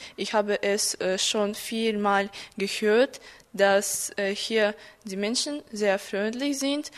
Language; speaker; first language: German; non-native, fluent; Russian